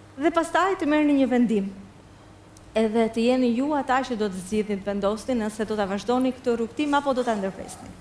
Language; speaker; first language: Albanian; native; Albanian